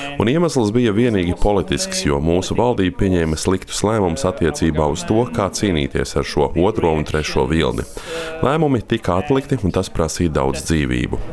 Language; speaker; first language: Latvian; native; Latvian